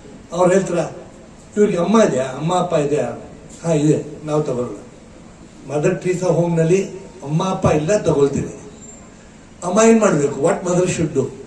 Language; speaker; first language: Kannada; non-native, local second language; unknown